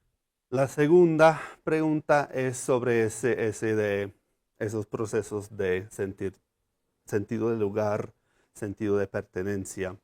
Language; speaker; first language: Spanish; non-native, fluent; English